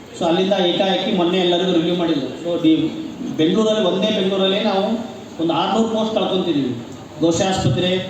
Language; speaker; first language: Kannada; native; Kannada